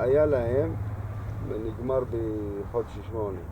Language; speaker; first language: Hebrew; non-native, local second language; Arabic